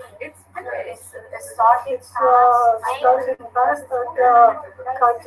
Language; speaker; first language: English; non-native, learner; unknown